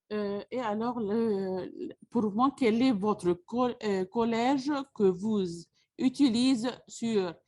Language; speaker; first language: French; non-native, fluent; Arabic